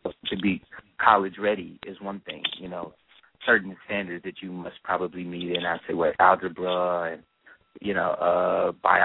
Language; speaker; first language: English; native; English